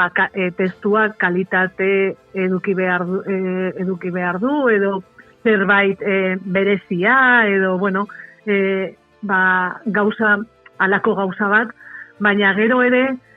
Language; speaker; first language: Basque; non-native, local second language; Spanish